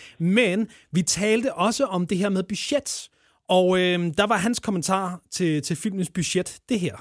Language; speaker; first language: Danish; native; Danish